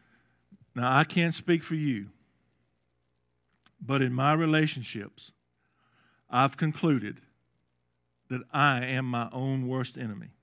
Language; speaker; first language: English; native; English